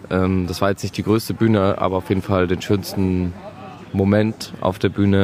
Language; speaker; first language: German; native; German